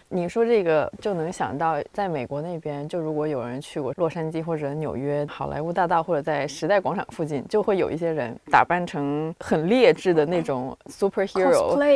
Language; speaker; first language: Chinese; native; Chinese